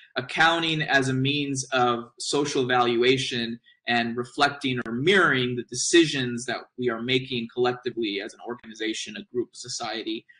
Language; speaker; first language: English; native; English